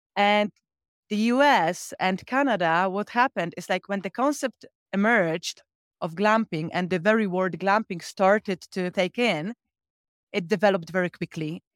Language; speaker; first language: English; non-native, fluent; Polish